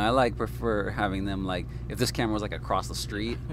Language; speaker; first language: English; native; English